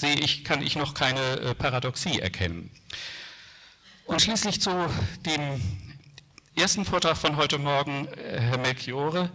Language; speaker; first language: German; native; German